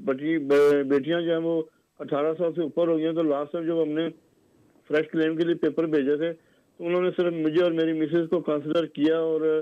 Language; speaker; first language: Hindi; native; Hindi